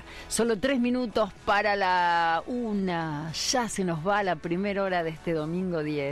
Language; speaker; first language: Spanish; native; Spanish